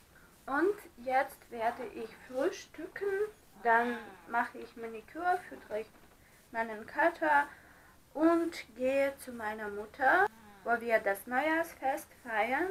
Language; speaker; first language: German; non-native, fluent; Russian